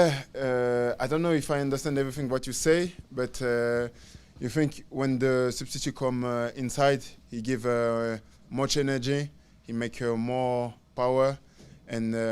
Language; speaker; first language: English; non-native, learner; French